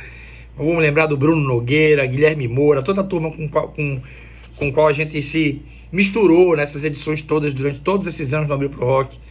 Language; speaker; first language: Portuguese; native; Portuguese